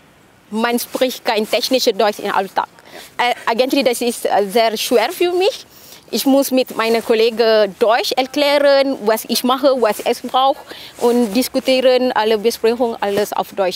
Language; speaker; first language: German; non-native, learner; Malay